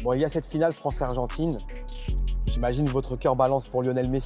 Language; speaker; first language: French; native; French